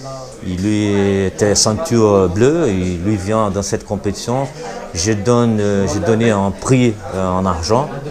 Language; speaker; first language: French; non-native, learner; Portuguese